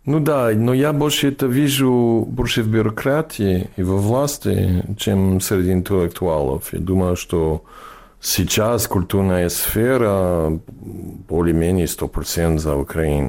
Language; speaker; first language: Russian; non-native, fluent; English